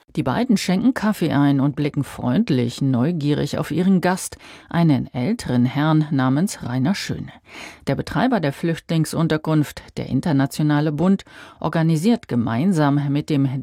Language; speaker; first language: German; native; German